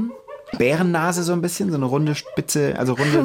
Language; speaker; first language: German; native; German